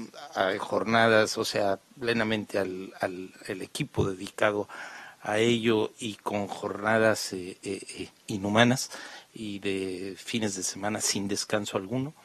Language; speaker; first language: Spanish; native; Spanish